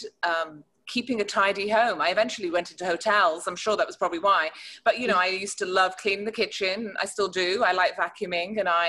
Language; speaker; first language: English; native; English